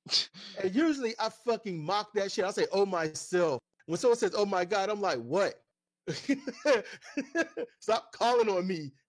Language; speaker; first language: English; native; English